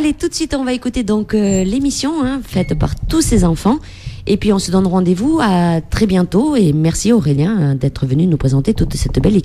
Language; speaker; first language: French; native; French